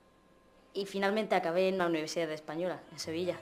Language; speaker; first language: Spanish; non-native, fluent; Arabic